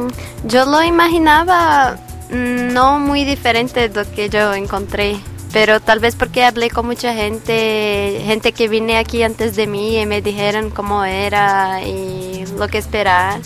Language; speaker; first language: Spanish; non-native, learner; Portuguese